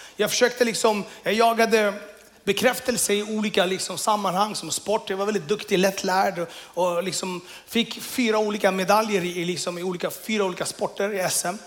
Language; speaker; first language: Swedish; early bilingual, other home language; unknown